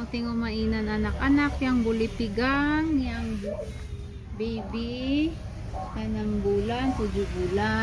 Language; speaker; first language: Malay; non-native, learner; Filipino